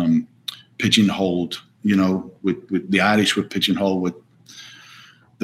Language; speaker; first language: English; native; English